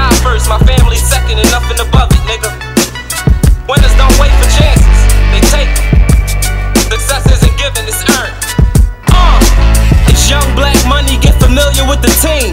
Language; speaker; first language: English; native; English